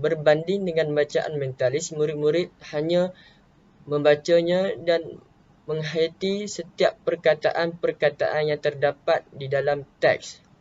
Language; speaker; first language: Malay; native; Malay